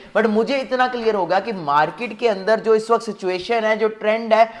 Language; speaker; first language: Hindi; native; Hindi